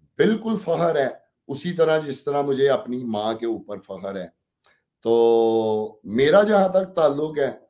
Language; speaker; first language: Urdu; non-native, local second language; Punjabi